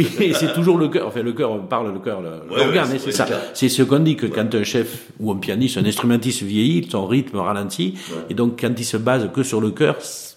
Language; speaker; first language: French; native; French